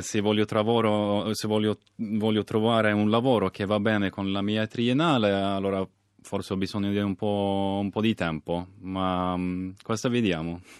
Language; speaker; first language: Italian; non-native, fluent; Swedish